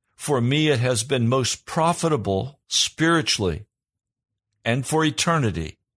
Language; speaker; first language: English; native; English